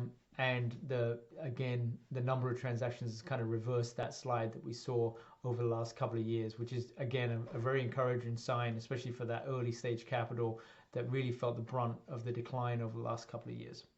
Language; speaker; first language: English; native; English